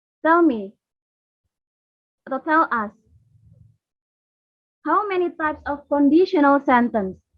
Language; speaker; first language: English; non-native, fluent; Indonesian